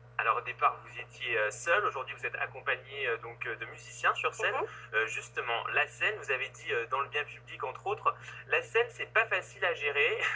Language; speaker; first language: French; native; French